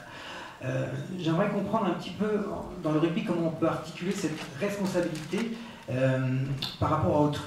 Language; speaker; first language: French; native; French